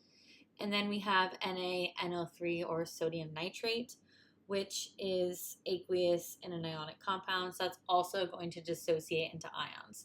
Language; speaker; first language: English; native; English